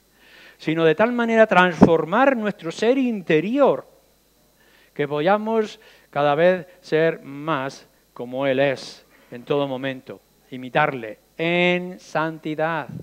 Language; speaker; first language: Spanish; native; Spanish